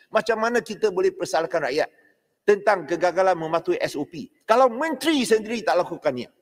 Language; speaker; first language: Malay; non-native, local second language; Chinese